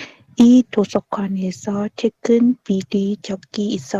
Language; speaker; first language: Korean; non-native, learner; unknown